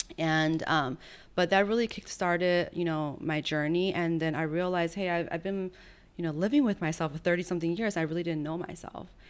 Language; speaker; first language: English; early bilingual, other home language; Chinese